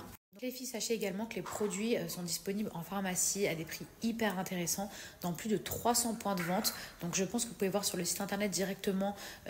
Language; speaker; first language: French; native; French